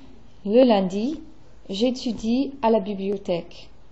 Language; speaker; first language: French; non-native, fluent; English